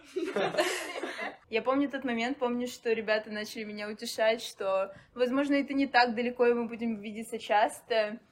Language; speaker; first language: Russian; native; Russian